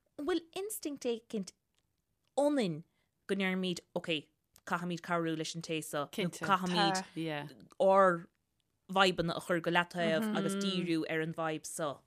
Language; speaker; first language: Irish; native; Irish